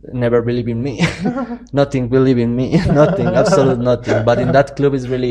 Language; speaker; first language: English; non-native, learner; Spanish